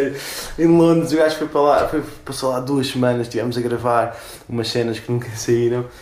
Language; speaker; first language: Portuguese; native; Portuguese